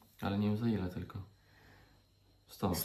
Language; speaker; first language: Polish; native; Polish